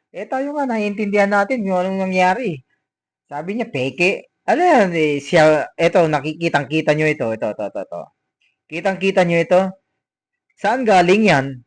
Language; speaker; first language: Filipino; native; Filipino